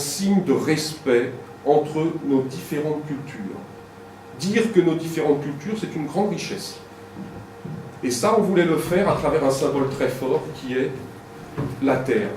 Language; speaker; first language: French; native; French